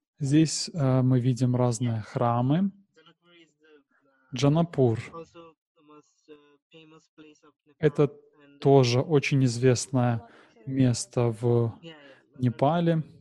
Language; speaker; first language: Russian; non-native, learner; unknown